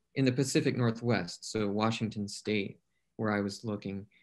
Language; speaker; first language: English; native; English